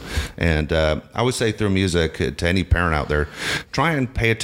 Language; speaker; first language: English; native; English